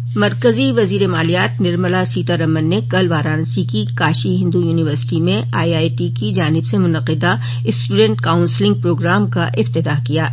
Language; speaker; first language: Urdu; native; Urdu